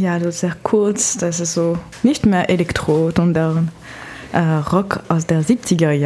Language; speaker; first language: German; non-native, fluent; French